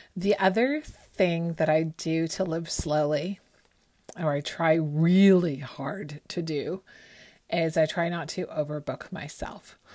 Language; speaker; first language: English; early bilingual, other home language; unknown